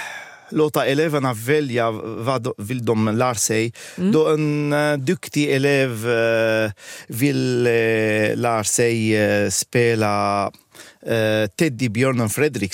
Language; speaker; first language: Swedish; non-native, fluent; Arabic